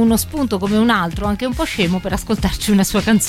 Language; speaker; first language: Italian; native; Italian